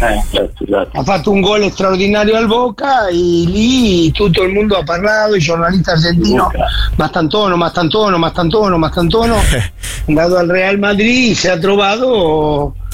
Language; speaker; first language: Italian; non-native, fluent; Spanish